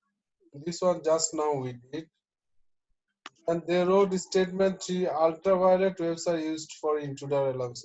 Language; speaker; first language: English; non-native, local second language; Bangla